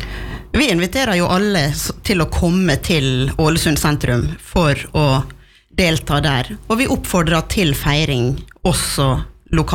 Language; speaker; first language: Norwegian; native; Norwegian